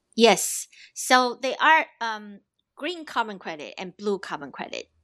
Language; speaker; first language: English; non-native, fluent; Chinese